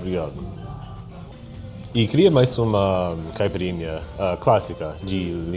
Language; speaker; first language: Portuguese; non-native, learner; English